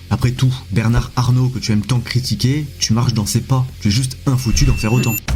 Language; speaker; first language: French; native; French